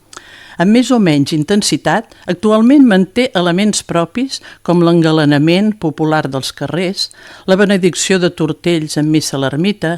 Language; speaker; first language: Catalan; native; Catalan